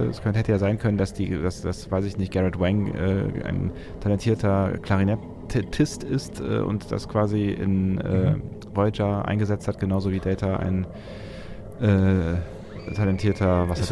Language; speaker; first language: German; native; German